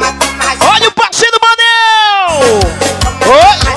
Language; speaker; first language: Portuguese; native; Portuguese